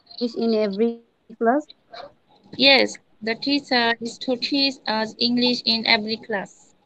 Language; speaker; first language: English; non-native, learner; Bangla